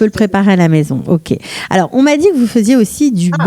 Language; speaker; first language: French; native; French